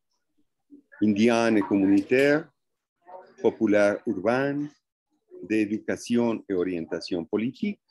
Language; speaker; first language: French; non-native, fluent; Spanish